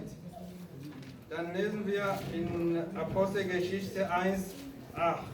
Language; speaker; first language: German; non-native, fluent; Rundi